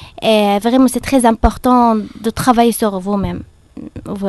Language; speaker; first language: French; non-native, fluent; Arabic